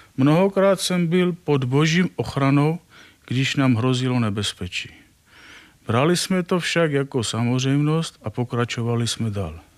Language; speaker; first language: Czech; non-native, fluent; Armenian